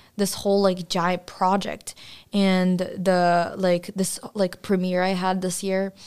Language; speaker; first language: English; non-native, fluent; Russian